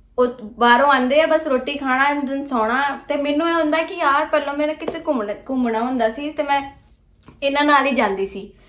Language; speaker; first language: Punjabi; early bilingual, heritage; Punjabi